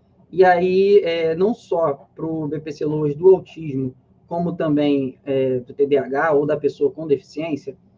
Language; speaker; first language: Portuguese; native; Portuguese